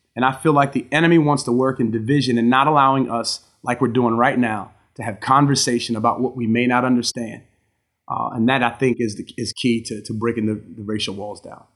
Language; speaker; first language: English; native; English